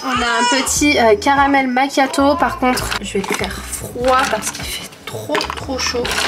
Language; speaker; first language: French; native; French